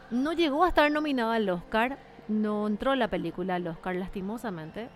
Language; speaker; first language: Spanish; native; Spanish